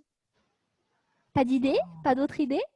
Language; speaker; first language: French; native; French